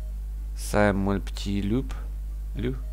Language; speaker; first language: French; non-native, learner; Russian